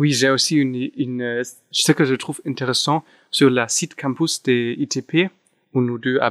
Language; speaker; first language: French; non-native, fluent; German